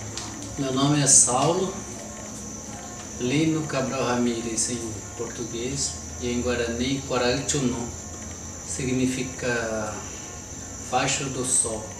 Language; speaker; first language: Portuguese; non-native, local second language; Guarani